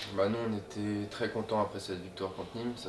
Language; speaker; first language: French; native; French